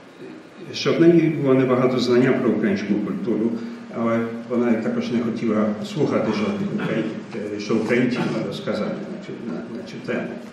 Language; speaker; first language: Ukrainian; early bilingual, heritage; Ukrainian